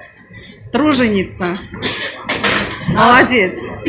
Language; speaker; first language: Russian; non-native, local second language; Armenian